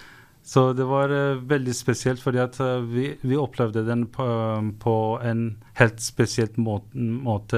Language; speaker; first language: Norwegian; non-native, fluent; Persian